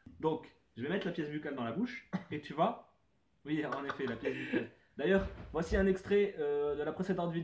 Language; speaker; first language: French; native; French